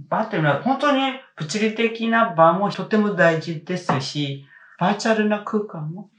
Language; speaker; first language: Japanese; non-native, fluent; Korean